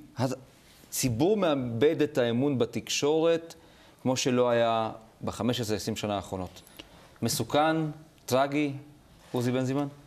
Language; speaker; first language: Hebrew; native; Hebrew